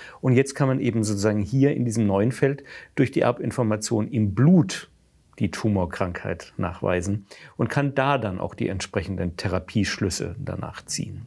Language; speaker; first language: German; native; German